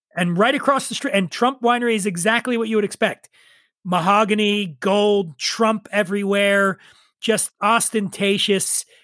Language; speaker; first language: English; native; English